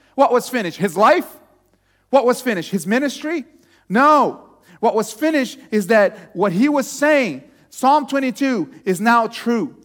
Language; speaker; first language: English; non-native, fluent; Portuguese